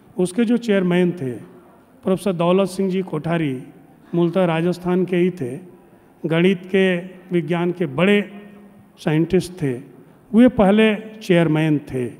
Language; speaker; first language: Hindi; native; Hindi